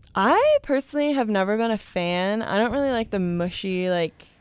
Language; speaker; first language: English; native; English